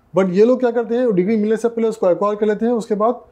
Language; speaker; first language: Hindi; non-native, local second language; Urdu